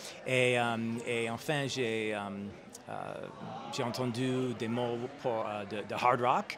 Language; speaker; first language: French; non-native, learner; English